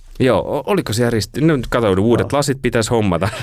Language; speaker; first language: Finnish; native; Finnish